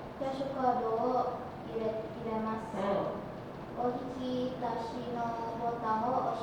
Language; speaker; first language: Japanese; non-native, learner; Indonesian